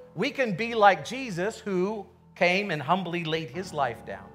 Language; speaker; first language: English; native; English